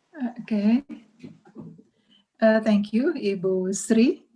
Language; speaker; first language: English; non-native, fluent; Indonesian